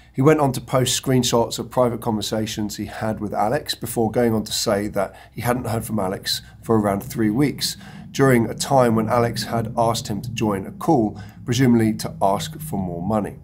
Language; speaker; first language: English; native; English